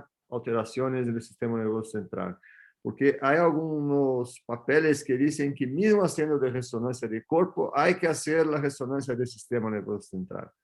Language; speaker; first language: Spanish; non-native, fluent; Portuguese